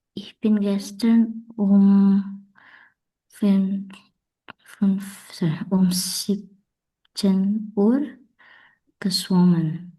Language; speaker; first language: German; non-native, learner; Indonesian